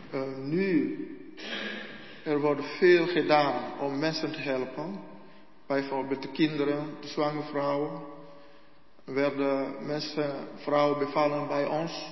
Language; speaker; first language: Dutch; non-native, learner; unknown